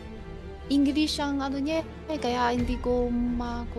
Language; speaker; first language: Filipino; early bilingual, other home language; Chinese